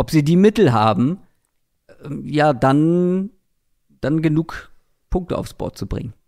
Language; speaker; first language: German; native; German